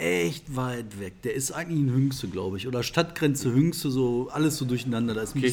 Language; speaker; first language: German; native; German